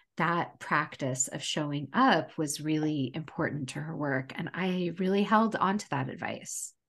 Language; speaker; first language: English; native; English